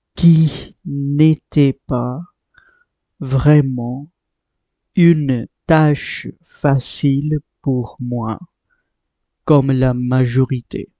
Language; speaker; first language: French; non-native, fluent; Marathi